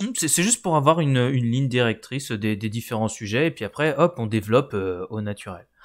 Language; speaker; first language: French; native; French